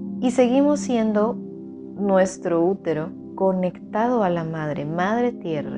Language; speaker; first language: Spanish; native; Spanish